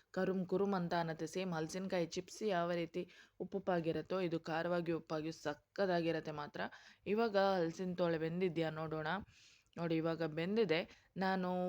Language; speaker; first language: Kannada; non-native, local second language; Tulu